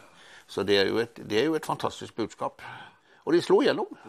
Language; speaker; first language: Norwegian; native; Norwegian